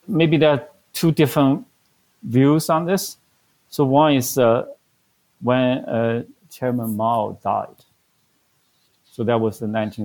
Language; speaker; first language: English; non-native, fluent; Chinese